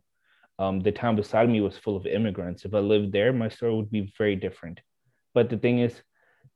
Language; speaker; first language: English; non-native, fluent; Swedish